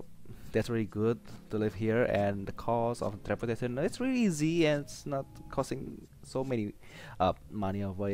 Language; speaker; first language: English; non-native, learner; Indonesian